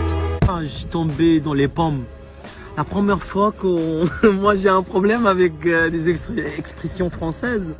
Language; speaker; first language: French; non-native, fluent; Arabic